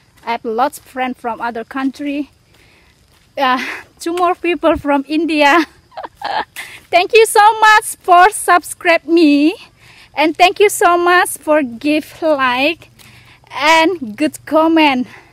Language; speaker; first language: English; non-native, learner; Indonesian